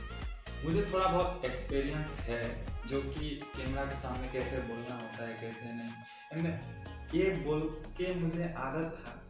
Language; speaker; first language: Hindi; non-native, local second language; Bangla